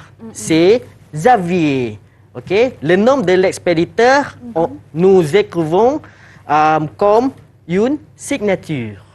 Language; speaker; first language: French; non-native, fluent; Malay